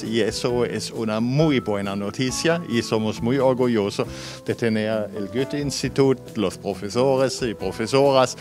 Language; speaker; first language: Spanish; non-native, fluent; German